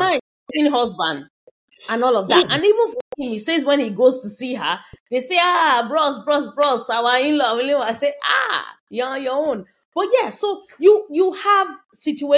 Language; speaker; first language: English; non-native, local second language; Yoruba